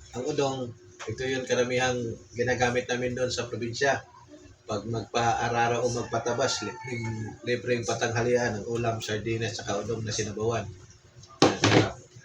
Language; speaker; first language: Filipino; non-native, local second language; Cebuano